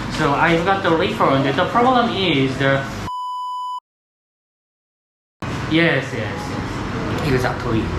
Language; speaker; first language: English; non-native, learner; Korean